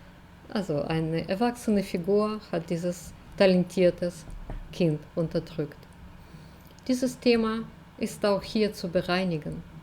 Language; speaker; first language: German; non-native, fluent; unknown